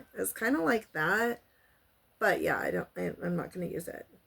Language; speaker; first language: English; native; English